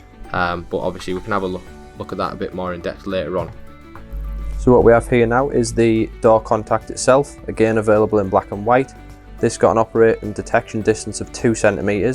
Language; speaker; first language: English; native; English